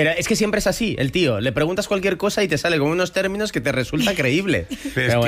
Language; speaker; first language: Spanish; native; Spanish